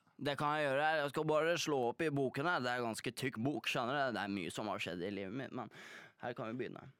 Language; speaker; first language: Norwegian; early bilingual, other home language; Polish